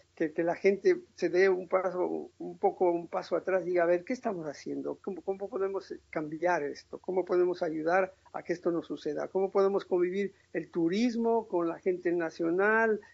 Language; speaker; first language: Spanish; native; Spanish